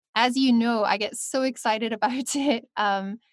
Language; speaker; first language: English; native; English